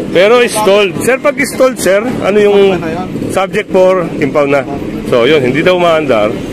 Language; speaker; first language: Filipino; native; Filipino